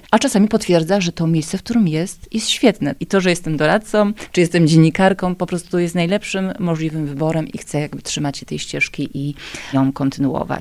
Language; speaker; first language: Polish; native; Polish